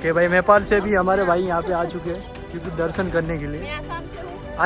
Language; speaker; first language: Hindi; non-native, local second language; Gujarati